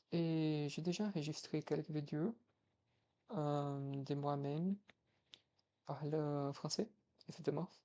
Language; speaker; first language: French; non-native, fluent; Portuguese